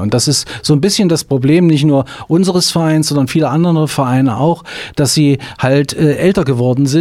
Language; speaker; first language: German; native; German